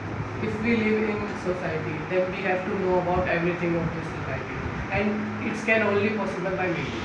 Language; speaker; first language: English; non-native, learner; Hindi